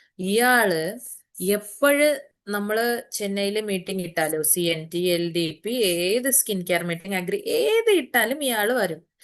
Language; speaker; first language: Malayalam; early bilingual, heritage; Malayalam